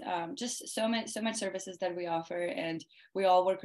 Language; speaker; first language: English; early bilingual, other home language; Russian